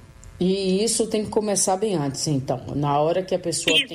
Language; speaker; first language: Portuguese; native; Portuguese